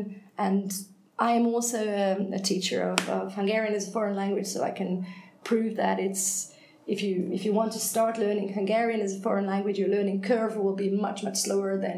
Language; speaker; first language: English; non-native, fluent; Hungarian